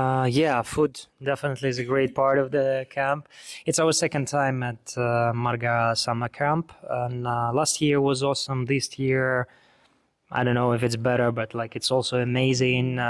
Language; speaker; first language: English; non-native, fluent; Russian